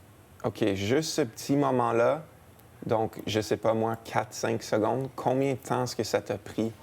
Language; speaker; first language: French; native; French